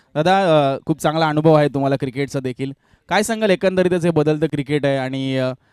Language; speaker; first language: Marathi; native; Marathi